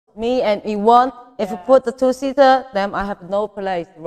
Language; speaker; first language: English; non-native, fluent; Chinese